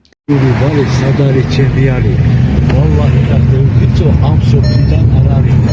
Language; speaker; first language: Georgian; early bilingual, heritage; Georgian